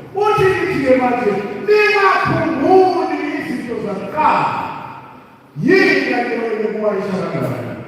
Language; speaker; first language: Zulu; non-native, local second language; South Ndebele